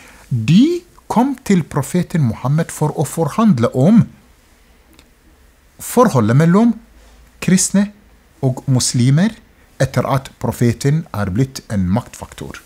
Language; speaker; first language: Norwegian; non-native, fluent; Arabic